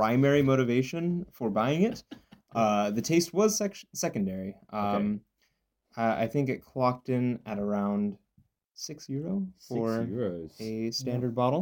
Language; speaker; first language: English; native; English